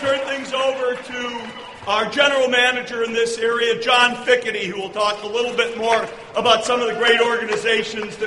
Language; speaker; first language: English; native; English